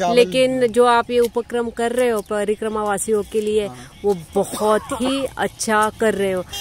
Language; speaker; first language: Hindi; non-native, local second language; Marathi